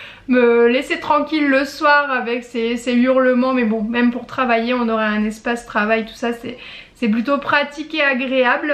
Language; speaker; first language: French; native; French